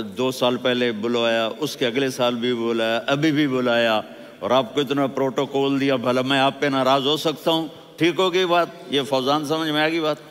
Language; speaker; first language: Urdu; non-native, local second language; Punjabi